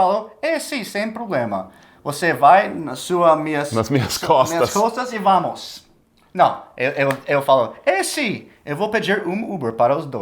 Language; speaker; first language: Portuguese; non-native, fluent; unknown